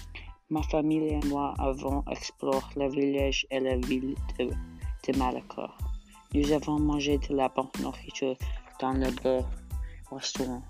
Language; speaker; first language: French; non-native, learner; English